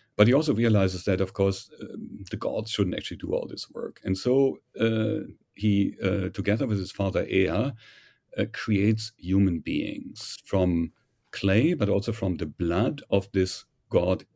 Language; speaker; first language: English; non-native, fluent; German